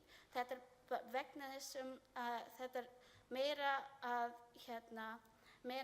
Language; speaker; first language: Icelandic; non-native, learner; Filipino